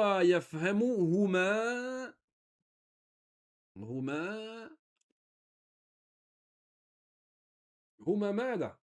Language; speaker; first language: Arabic; non-native, fluent; French